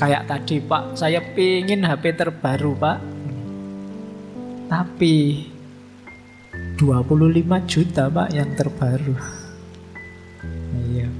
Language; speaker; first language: Indonesian; native; Indonesian